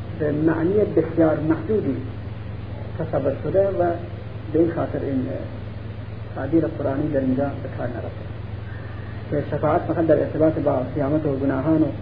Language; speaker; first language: Persian; non-native, local second language; Central Kurdish